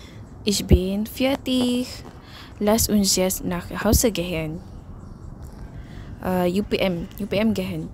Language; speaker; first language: German; non-native, learner; Malay